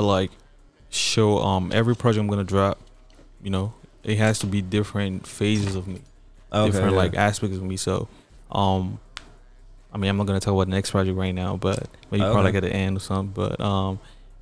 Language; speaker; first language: English; non-native, local second language; French